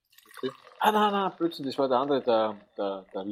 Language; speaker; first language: German; native; German